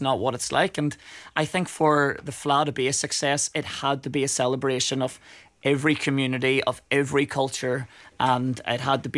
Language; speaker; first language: English; native; English